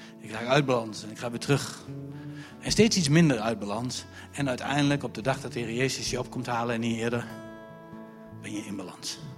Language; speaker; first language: Dutch; native; Dutch